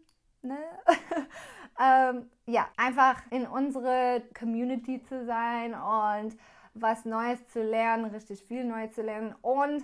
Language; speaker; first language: German; non-native, learner; English